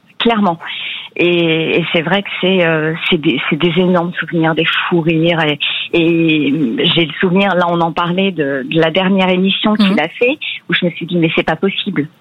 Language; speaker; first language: French; native; French